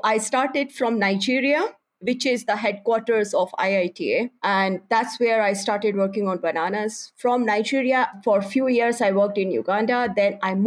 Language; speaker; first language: English; non-native, local second language; Hindi